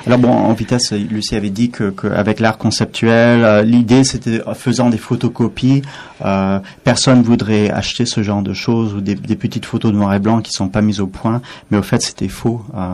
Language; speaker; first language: French; non-native, fluent; English